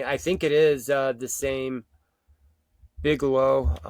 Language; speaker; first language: English; native; English